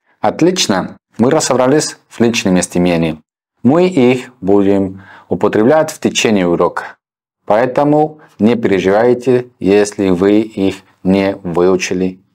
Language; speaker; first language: Russian; non-native, fluent; Spanish